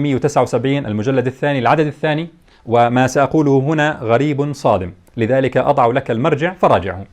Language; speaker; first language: Arabic; native; Arabic